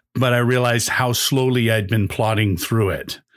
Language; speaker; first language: English; native; English